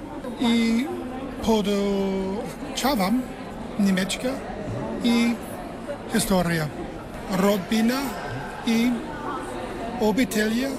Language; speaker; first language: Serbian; non-native, learner; English